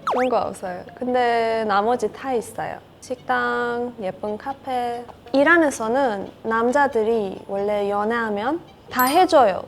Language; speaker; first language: Korean; non-native, learner; Persian